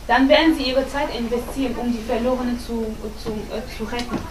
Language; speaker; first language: German; non-native, fluent; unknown